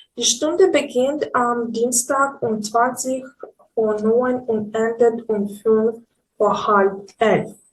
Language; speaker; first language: German; non-native, learner; Ukrainian